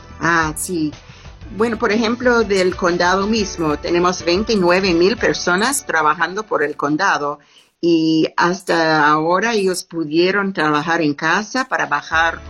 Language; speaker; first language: Spanish; non-native, learner; English